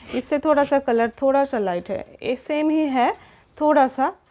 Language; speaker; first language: Hindi; non-native, local second language; Bangla